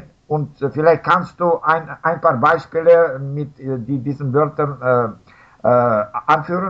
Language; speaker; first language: German; non-native, fluent; Russian